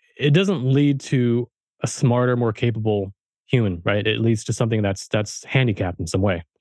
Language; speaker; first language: English; early bilingual, heritage; German